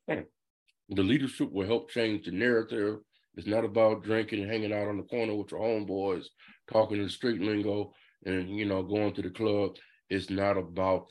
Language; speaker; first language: English; native; English